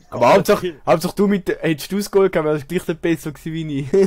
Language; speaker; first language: German; native; German